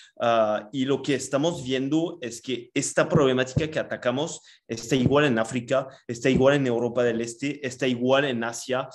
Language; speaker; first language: Spanish; non-native, fluent; French